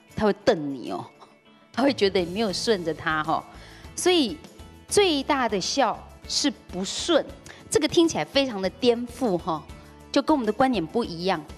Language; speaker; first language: Chinese; native; Chinese